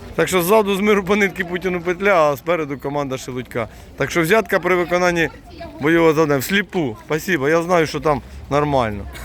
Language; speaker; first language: Ukrainian; native; Ukrainian